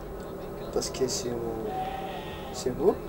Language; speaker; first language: French; non-native, learner; Arabic